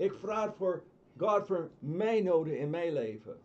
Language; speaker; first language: Dutch; non-native, fluent; English